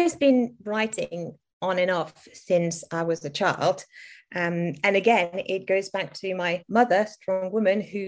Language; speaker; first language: English; non-native, fluent; French